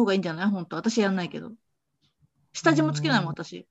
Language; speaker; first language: Japanese; native; Japanese